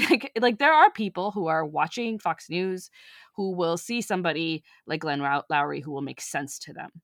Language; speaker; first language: English; early bilingual, other home language; Urdu